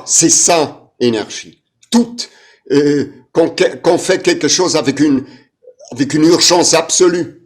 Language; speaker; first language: French; non-native, fluent; German